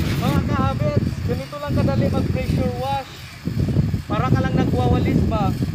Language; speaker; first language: Filipino; non-native, local second language; Cebuano